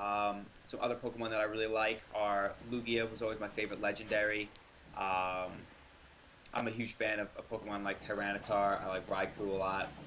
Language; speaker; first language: English; native; English